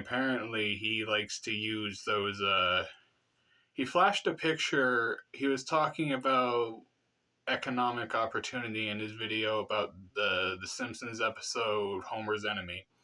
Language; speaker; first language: English; native; English